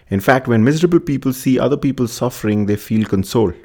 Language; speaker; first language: English; non-native, local second language; Hindi